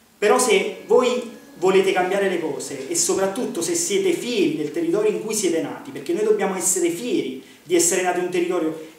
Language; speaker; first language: Italian; native; Italian